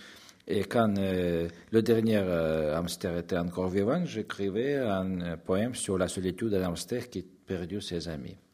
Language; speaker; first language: French; non-native, fluent; Russian